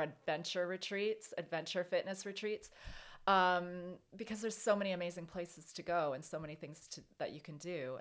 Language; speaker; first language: English; native; English